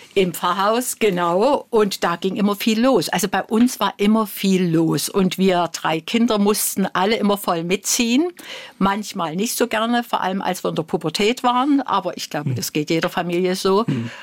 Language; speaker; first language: German; native; German